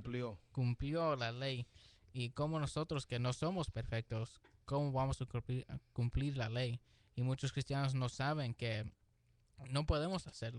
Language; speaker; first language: Spanish; early bilingual, heritage; Spanish